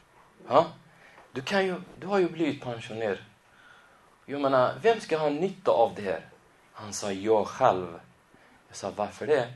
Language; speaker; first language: Swedish; non-native, fluent; Arabic